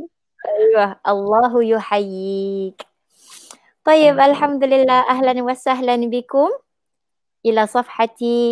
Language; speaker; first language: Arabic; non-native, fluent; Malay